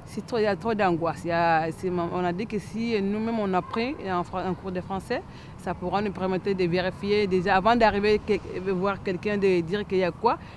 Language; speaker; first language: French; non-native, learner; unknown